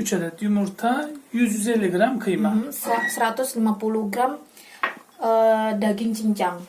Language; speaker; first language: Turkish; non-native, learner; Indonesian